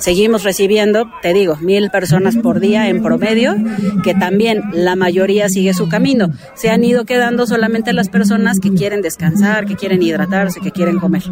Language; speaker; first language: Spanish; native; Spanish